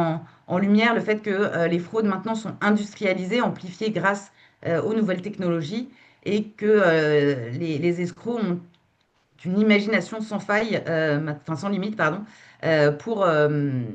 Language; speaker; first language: French; native; French